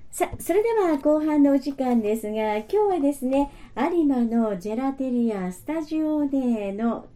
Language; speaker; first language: Japanese; native; Japanese